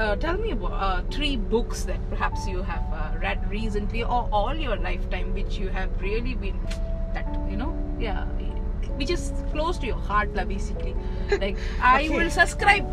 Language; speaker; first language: English; non-native, local second language; Tamil